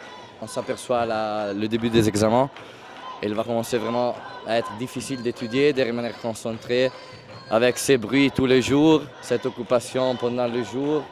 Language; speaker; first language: French; non-native, fluent; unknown